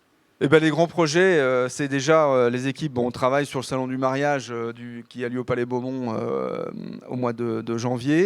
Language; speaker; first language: French; native; French